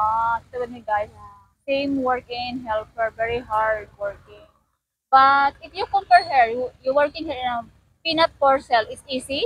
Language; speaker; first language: English; non-native, learner; Cebuano